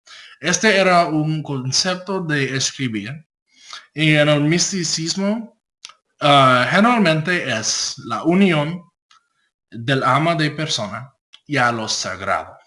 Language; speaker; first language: Spanish; non-native, learner; English